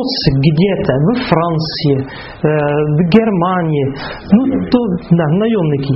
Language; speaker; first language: Russian; non-native, fluent; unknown